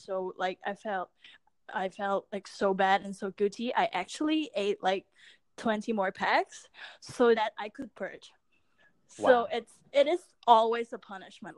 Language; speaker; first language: English; non-native, local second language; Cantonese